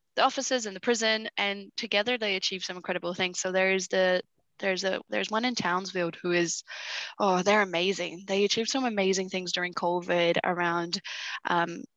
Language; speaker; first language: English; early bilingual, other home language; Portuguese